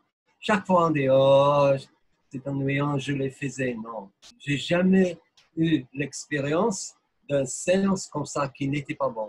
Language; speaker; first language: French; non-native, fluent; English